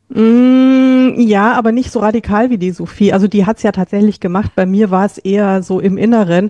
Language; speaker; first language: German; native; German